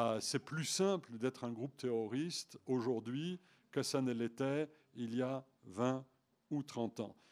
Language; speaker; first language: French; native; French